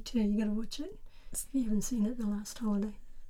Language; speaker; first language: English; native; English